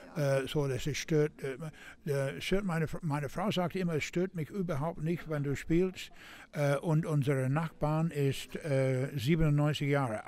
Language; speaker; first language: German; non-native, fluent; English